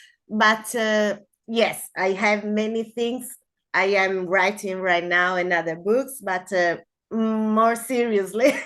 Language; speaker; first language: English; non-native, learner; Spanish